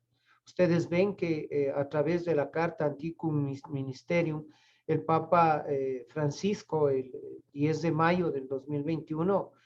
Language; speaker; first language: Spanish; native; Spanish